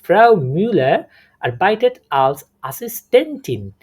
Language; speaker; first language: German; non-native, fluent; Bangla